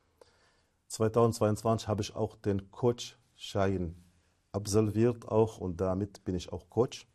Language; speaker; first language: German; non-native, fluent; Arabic